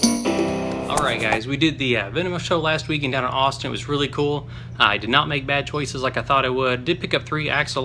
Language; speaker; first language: English; native; English